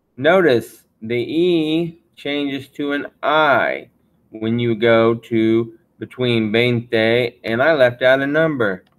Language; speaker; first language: English; native; English